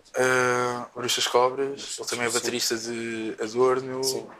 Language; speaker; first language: Portuguese; native; Portuguese